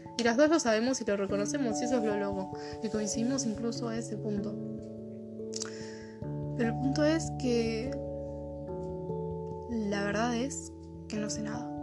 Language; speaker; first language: Spanish; native; Spanish